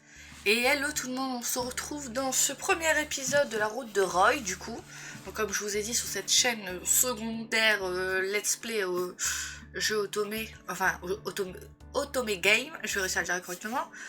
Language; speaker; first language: French; native; French